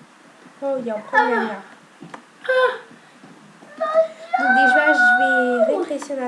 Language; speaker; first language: French; native; French